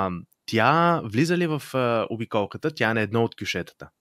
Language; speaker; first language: Bulgarian; native; Bulgarian